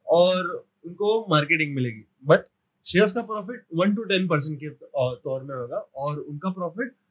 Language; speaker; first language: Hindi; non-native, local second language; Marathi